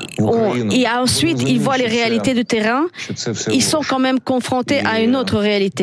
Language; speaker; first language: French; non-native, fluent; Ukrainian